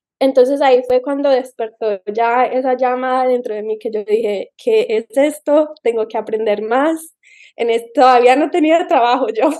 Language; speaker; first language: Spanish; early bilingual, heritage; Spanish